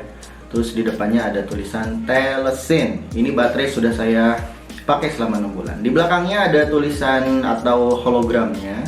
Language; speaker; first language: Indonesian; native; Indonesian